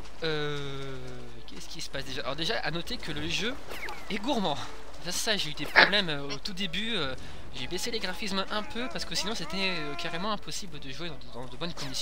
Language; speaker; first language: French; native; French